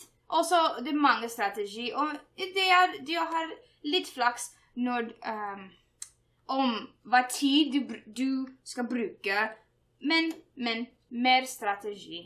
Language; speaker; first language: Norwegian; non-native, learner; English